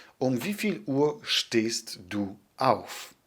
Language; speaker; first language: German; non-native, fluent; Polish